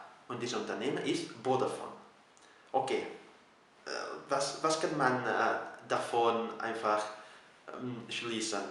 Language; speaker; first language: German; non-native, fluent; Catalan